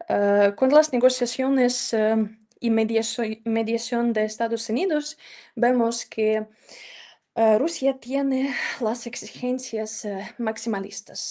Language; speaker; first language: Spanish; non-native, fluent; Ukrainian